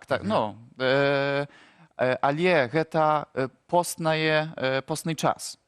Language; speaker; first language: Polish; non-native, local second language; Ukrainian